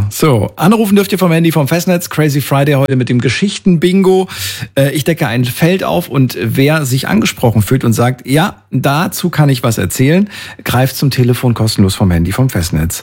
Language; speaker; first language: German; native; German